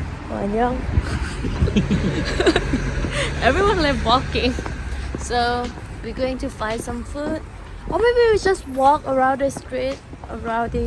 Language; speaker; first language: English; non-native, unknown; Thai